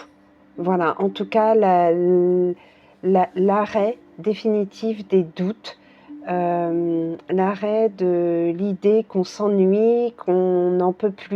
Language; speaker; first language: French; native; French